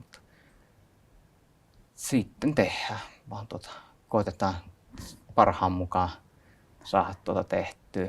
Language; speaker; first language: Finnish; native; Finnish